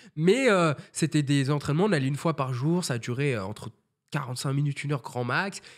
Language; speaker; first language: French; native; French